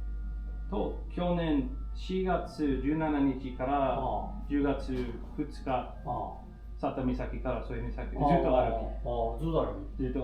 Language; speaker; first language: Japanese; non-native, learner; English